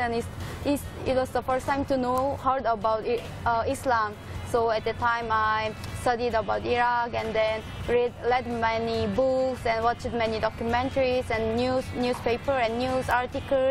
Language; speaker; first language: English; non-native, fluent; Korean